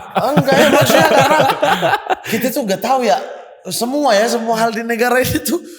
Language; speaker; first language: Indonesian; native; Indonesian